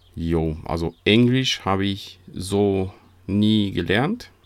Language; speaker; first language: German; non-native, fluent; Russian